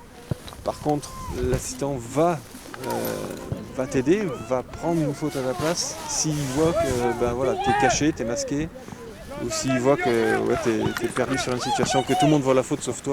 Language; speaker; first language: French; native; French